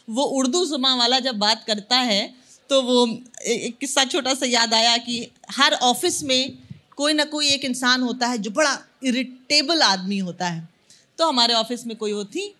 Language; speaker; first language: Hindi; native; Hindi